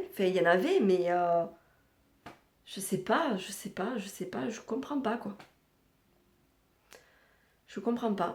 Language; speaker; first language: French; native; French